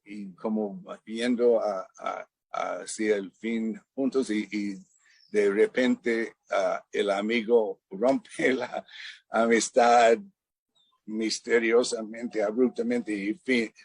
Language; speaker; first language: Spanish; non-native, fluent; English